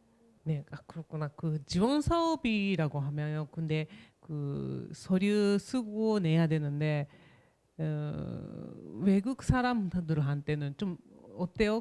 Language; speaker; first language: Korean; non-native, fluent; Japanese